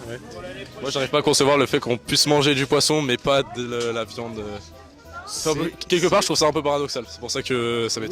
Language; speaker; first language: French; native; French